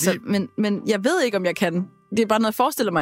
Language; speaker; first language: Danish; native; Danish